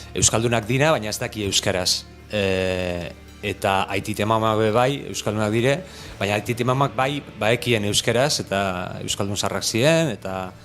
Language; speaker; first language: Basque; non-native, local second language; Spanish